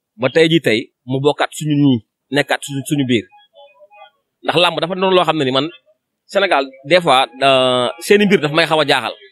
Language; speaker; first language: Wolof; native; Wolof